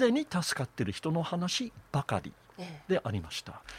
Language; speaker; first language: Japanese; non-native, fluent; English